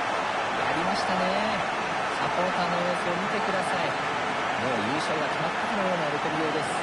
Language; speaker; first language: Japanese; native; Japanese